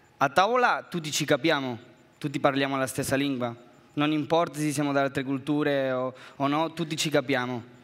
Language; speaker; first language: Italian; non-native, fluent; Spanish